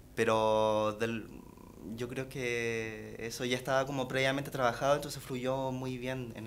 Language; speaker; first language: Spanish; native; Spanish